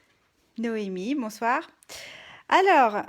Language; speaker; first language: French; native; French